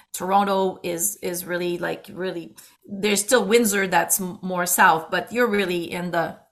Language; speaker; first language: English; native; English